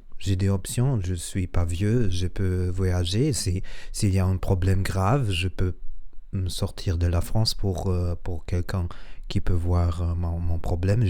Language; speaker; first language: French; non-native, learner; Spanish